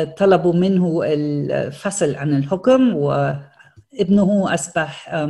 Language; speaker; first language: Arabic; non-native, fluent; German